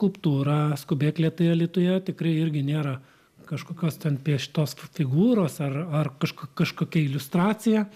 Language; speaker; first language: Lithuanian; native; Lithuanian